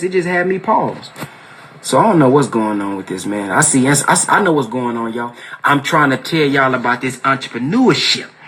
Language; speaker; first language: English; native; English